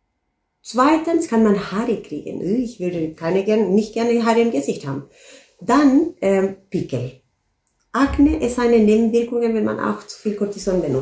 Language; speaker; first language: German; non-native, fluent; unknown